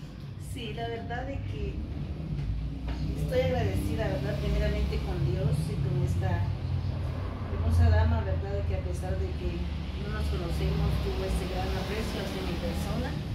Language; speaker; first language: Spanish; native; Spanish